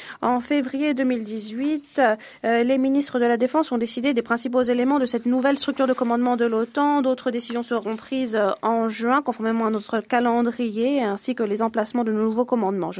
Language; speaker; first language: French; native; French